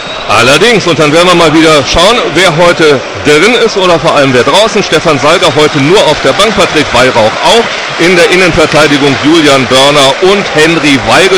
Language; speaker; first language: German; native; German